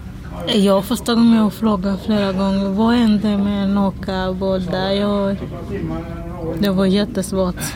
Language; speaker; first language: Swedish; non-native, learner; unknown